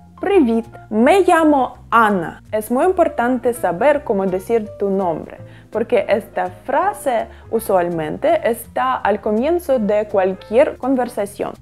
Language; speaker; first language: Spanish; non-native, fluent; Russian